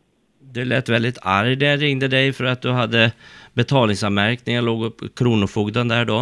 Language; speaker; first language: Swedish; native; Swedish